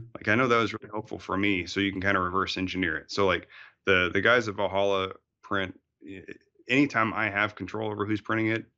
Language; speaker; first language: English; native; English